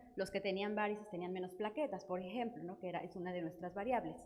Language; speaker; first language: Spanish; native; Spanish